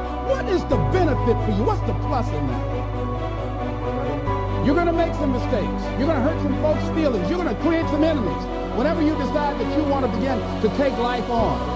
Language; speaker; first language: English; native; English